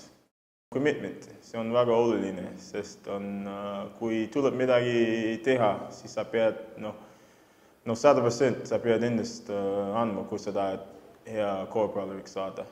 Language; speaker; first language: Estonian; non-native, fluent; English